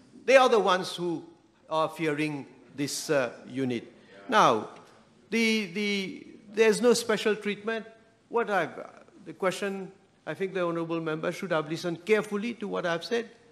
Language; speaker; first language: English; non-native, local second language; Morisyen